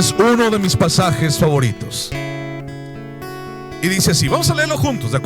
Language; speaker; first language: Spanish; native; Spanish